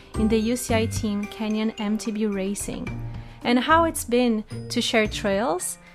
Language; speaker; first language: English; non-native, fluent; Portuguese